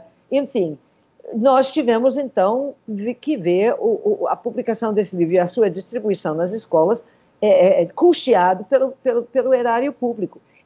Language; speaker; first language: Portuguese; non-native, fluent; English